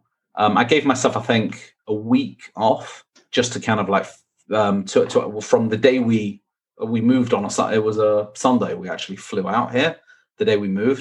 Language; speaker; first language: English; native; English